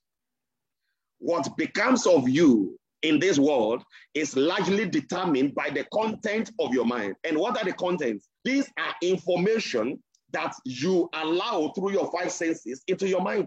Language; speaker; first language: English; non-native, local second language; Yoruba